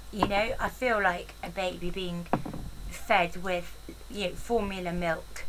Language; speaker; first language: English; native; English